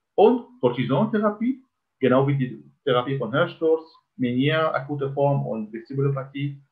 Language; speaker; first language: German; non-native, fluent; Arabic